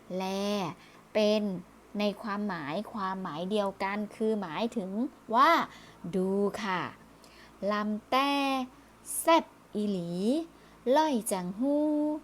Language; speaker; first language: Thai; native; Thai